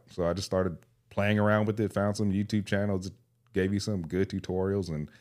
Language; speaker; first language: English; native; English